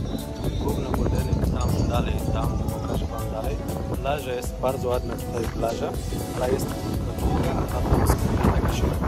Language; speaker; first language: Polish; non-native, learner; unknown